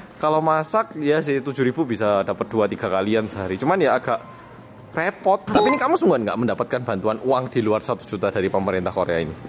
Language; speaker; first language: Indonesian; early bilingual, other home language; Korean